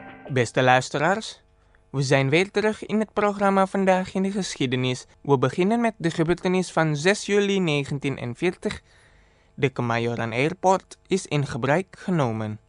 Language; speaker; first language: Dutch; non-native, fluent; Indonesian